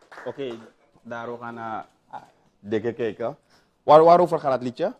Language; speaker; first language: Dutch; native; Dutch